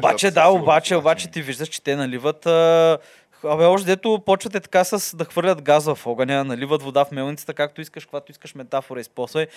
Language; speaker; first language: Bulgarian; native; Bulgarian